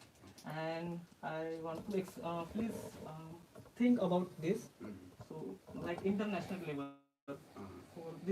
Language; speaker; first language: English; non-native, learner; Marathi